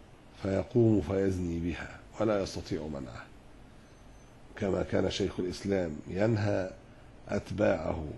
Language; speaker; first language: Arabic; native; Arabic